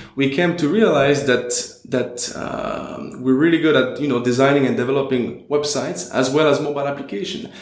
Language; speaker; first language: English; non-native, fluent; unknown